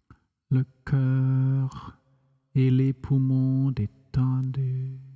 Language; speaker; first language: French; non-native, fluent; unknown